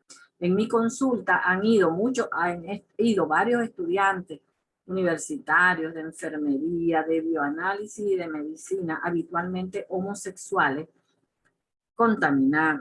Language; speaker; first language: Spanish; native; Spanish